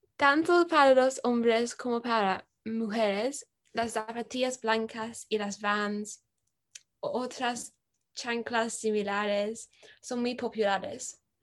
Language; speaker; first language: Spanish; non-native, learner; English